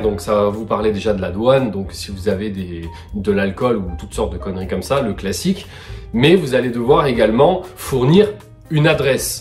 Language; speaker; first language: French; native; French